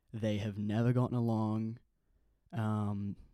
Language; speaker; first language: English; native; English